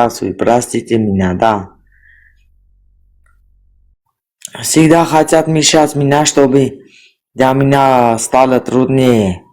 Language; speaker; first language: Russian; non-native, local second language; Armenian